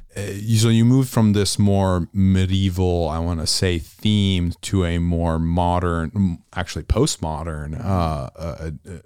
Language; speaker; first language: English; non-native, fluent; Italian